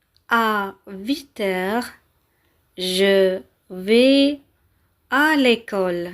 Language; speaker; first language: French; non-native, fluent; Tamil